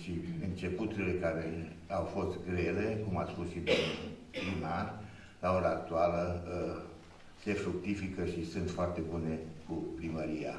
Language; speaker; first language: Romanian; non-native, local second language; Hungarian